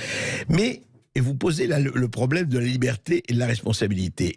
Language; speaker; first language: French; native; French